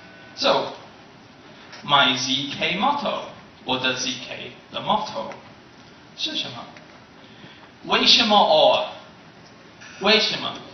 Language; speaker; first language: Chinese; non-native, learner; English